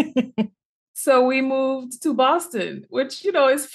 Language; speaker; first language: English; early bilingual, other home language; Spanish